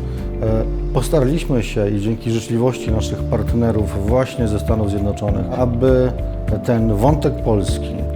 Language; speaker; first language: Polish; native; Polish